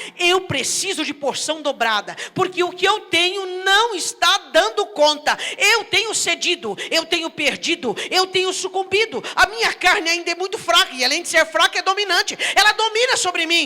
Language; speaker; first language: Portuguese; native; Portuguese